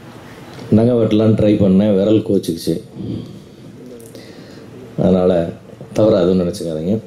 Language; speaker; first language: Tamil; native; Tamil